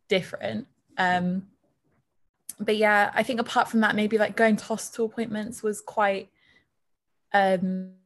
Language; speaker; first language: English; native; English